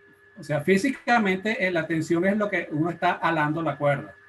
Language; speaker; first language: Spanish; native; Spanish